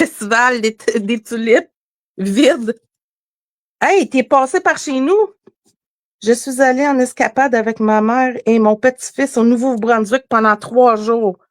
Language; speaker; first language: French; native; French